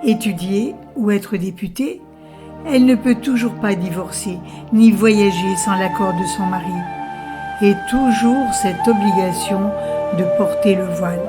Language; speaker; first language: French; native; French